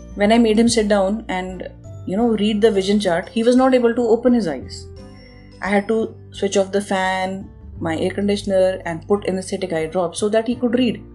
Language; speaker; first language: English; non-native, local second language; Hindi